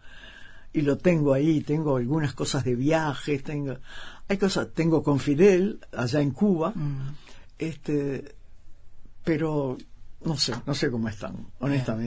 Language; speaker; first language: Spanish; native; Spanish